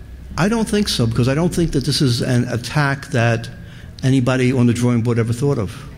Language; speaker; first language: English; native; English